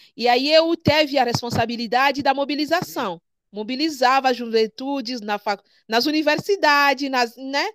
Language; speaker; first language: Portuguese; non-native, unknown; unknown